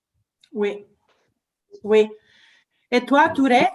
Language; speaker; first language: French; non-native, learner; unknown